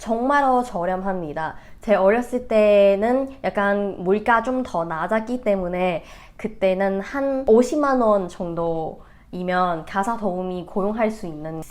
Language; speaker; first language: Korean; non-native, fluent; Cantonese